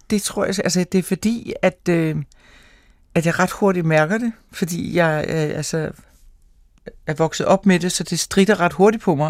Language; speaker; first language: Danish; native; Danish